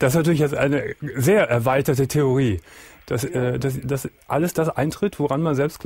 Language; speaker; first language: German; native; German